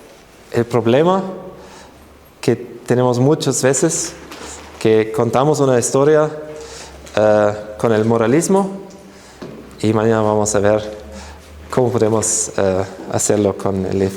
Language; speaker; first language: Spanish; non-native, fluent; German